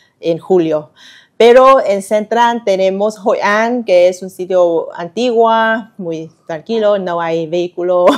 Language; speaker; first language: Spanish; non-native, learner; Vietnamese